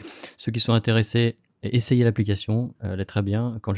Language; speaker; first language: French; native; French